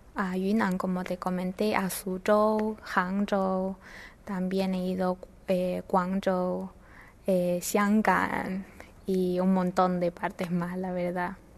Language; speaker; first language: Spanish; native; Spanish